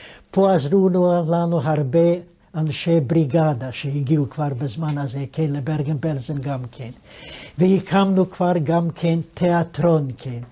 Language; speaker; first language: Hebrew; non-native, fluent; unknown